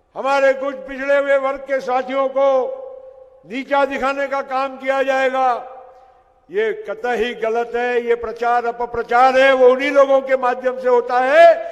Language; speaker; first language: Hindi; non-native, local second language; Gujarati